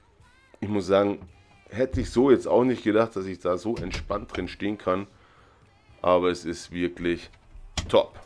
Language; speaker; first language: German; native; German